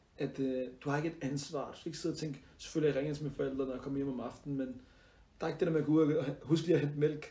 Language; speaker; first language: Danish; early bilingual, other home language; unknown